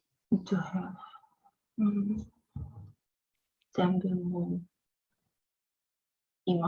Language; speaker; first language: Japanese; non-native, learner; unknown